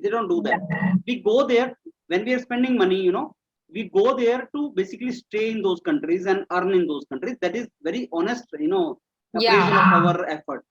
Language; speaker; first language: English; non-native, local second language; Hindi